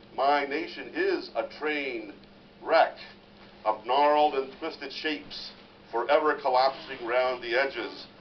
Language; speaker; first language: English; native; English